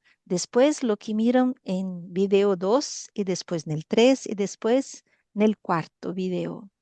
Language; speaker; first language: Spanish; non-native, learner; Portuguese